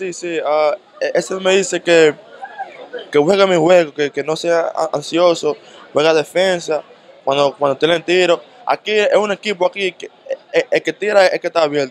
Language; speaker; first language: Spanish; early bilingual, heritage; English